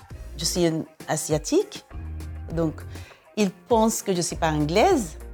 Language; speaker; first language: French; non-native, fluent; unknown